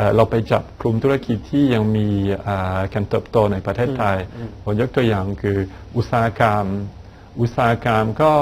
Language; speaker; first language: Thai; non-native, fluent; French